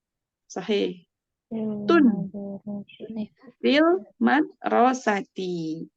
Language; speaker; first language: Arabic; non-native, fluent; Indonesian